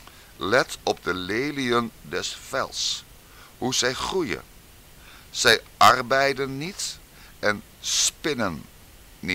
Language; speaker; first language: Dutch; native; Dutch